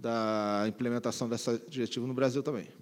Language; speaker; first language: Portuguese; native; Portuguese